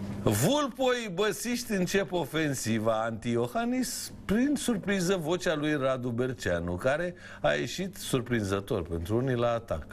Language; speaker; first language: Romanian; native; Romanian